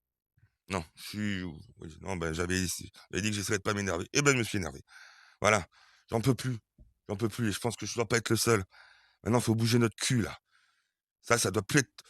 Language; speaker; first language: French; native; French